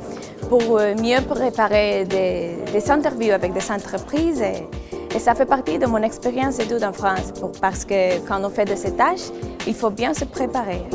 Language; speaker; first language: French; non-native, fluent; Spanish